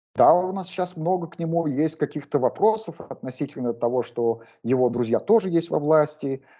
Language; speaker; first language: Russian; non-native, local second language; Kazakh